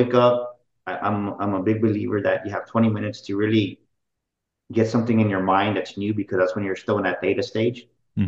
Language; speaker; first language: English; native; English